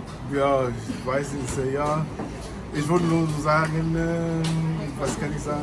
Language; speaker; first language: German; non-native, fluent; Lingala